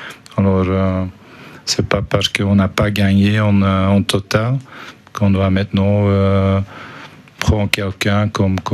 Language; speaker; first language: French; non-native, fluent; Dutch